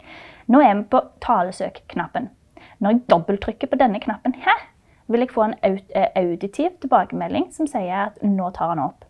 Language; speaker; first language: Norwegian; native; Norwegian